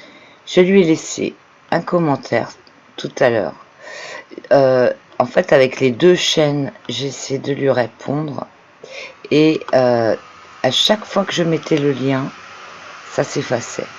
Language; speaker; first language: French; native; French